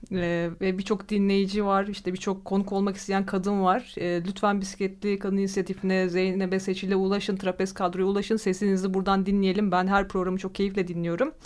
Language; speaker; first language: Turkish; native; Turkish